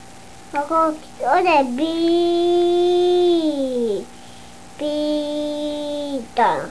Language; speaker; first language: Japanese; native; Japanese